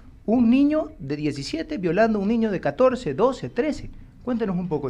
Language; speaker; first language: Spanish; native; Spanish